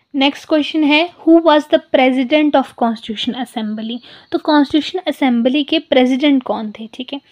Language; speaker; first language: Hindi; non-native, local second language; Punjabi